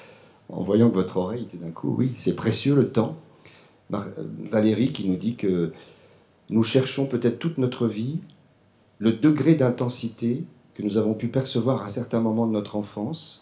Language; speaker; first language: French; native; French